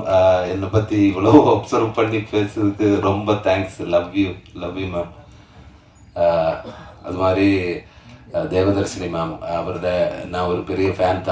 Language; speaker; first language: Tamil; non-native, learner; Malayalam